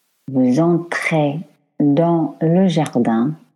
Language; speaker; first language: French; non-native, fluent; English